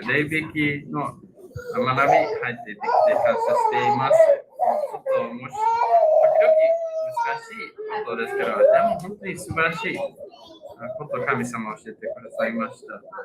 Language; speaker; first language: Japanese; non-native, fluent; English